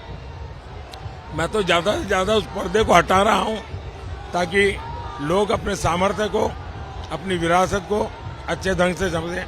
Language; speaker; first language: Hindi; non-native, local second language; Gujarati